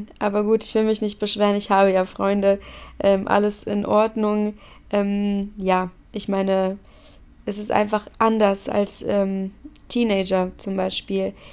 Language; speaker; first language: German; native; German